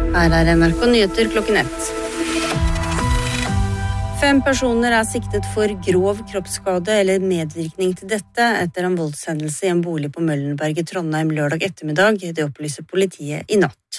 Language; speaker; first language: Norwegian; native; Norwegian